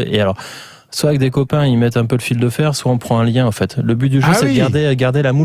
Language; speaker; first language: French; native; French